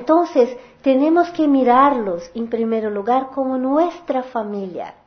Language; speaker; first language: Spanish; non-native, fluent; Portuguese